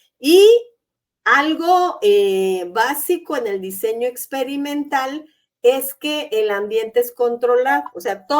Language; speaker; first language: Spanish; native; Spanish